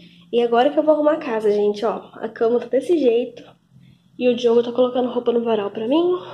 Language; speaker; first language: Portuguese; native; Portuguese